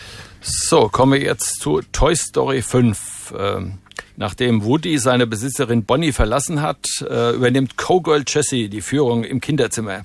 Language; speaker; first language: German; native; German